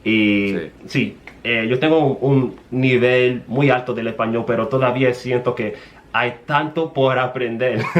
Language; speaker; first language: Spanish; non-native, fluent; English